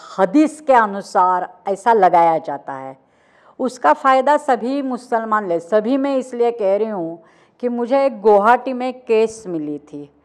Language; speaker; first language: Hindi; non-native, local second language; Marathi